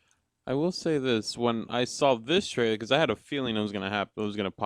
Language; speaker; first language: English; native; English